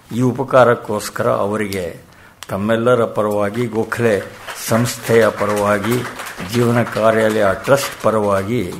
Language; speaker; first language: Kannada; native; Kannada